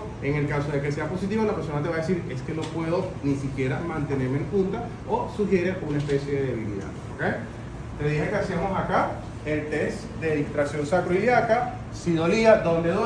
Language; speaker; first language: Spanish; native; Spanish